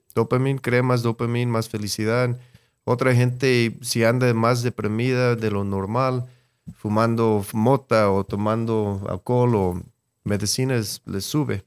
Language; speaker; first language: Spanish; non-native, fluent; English